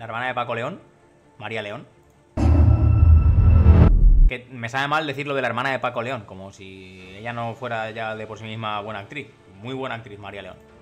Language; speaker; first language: Spanish; native; Spanish